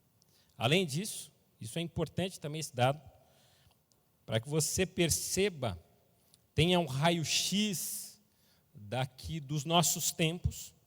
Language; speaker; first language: Portuguese; native; Portuguese